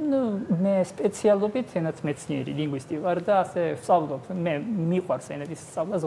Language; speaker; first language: Georgian; non-native, fluent; Japanese